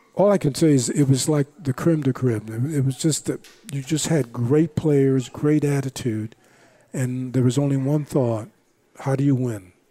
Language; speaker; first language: English; native; English